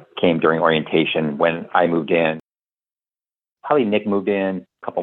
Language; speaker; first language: English; native; English